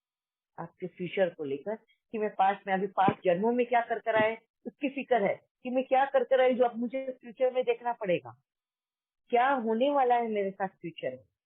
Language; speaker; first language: Hindi; native; Hindi